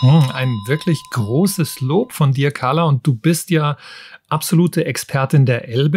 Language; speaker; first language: German; native; German